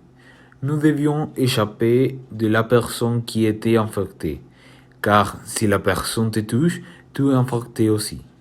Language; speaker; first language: French; non-native, learner; Spanish